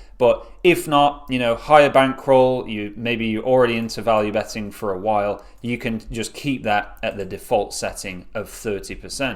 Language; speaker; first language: English; native; English